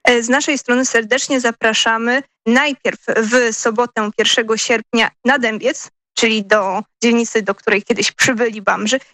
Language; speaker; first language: Polish; native; Polish